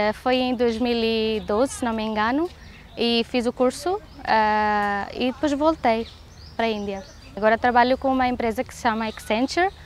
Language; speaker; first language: Portuguese; non-native, fluent; Hindi